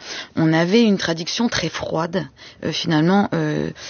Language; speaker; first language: French; native; French